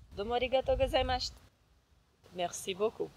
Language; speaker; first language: French; non-native, fluent; Portuguese